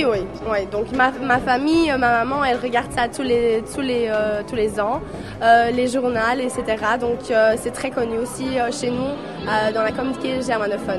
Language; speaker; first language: French; non-native, local second language; German